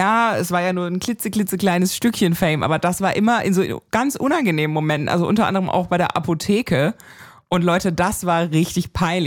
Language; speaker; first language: German; native; German